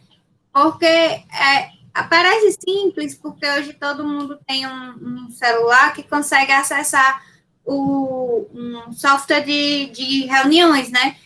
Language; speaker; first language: Portuguese; native; Portuguese